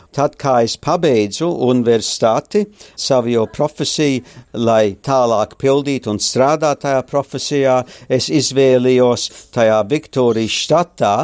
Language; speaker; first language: Latvian; early bilingual, heritage; Latvian